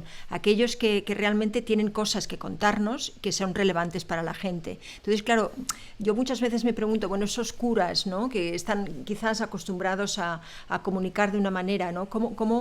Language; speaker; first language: Spanish; native; Spanish